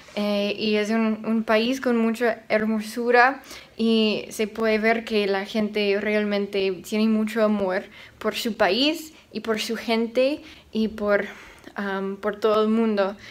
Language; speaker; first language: Spanish; non-native, fluent; English